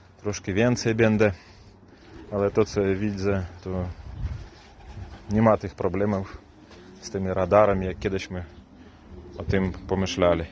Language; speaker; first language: Polish; non-native, learner; Ukrainian